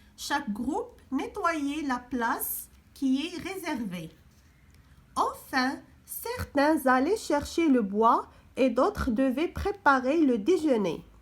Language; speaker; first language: French; non-native, local second language; Arabic